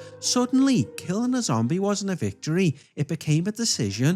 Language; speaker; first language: English; native; English